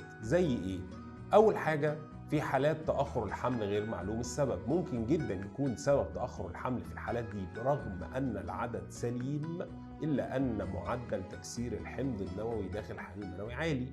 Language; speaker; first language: Arabic; native; Arabic